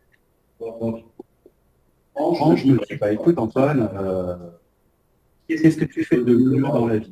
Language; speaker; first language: French; native; French